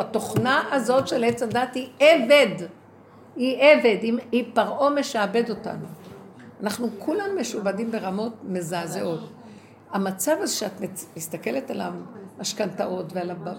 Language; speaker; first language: Hebrew; native; Hebrew